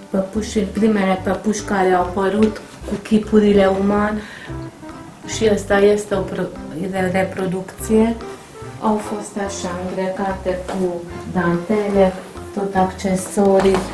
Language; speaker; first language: Romanian; non-native, local second language; Hungarian